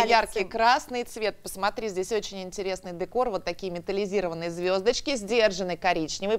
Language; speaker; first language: Russian; native; Russian